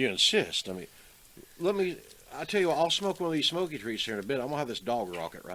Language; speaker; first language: English; native; English